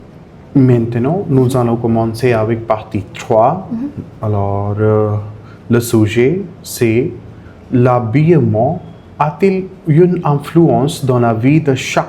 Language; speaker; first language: French; non-native, fluent; Punjabi